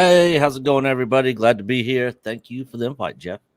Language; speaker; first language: English; native; English